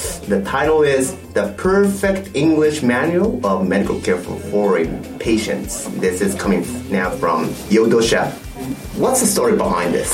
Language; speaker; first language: English; non-native, fluent; Japanese